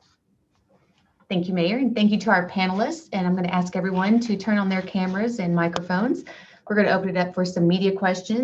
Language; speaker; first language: English; native; English